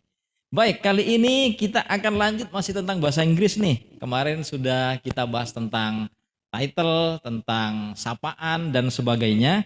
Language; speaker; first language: Indonesian; native; Indonesian